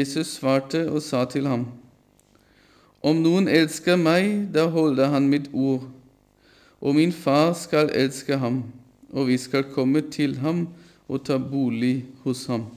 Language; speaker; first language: Norwegian; non-native, fluent; German